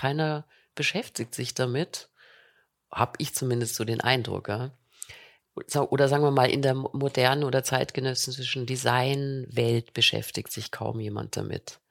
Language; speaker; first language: German; native; German